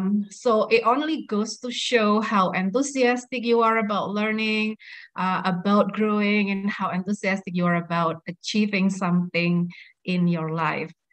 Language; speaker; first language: English; non-native, fluent; Indonesian